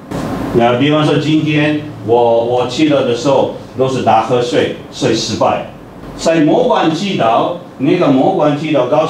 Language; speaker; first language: Chinese; non-native, fluent; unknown